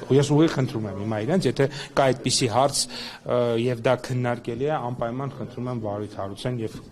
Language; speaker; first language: Armenian; native; Armenian